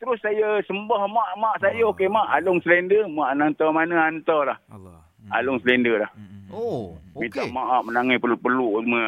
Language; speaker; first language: Malay; native; Malay